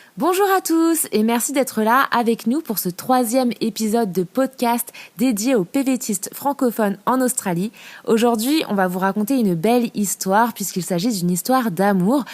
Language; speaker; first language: French; native; French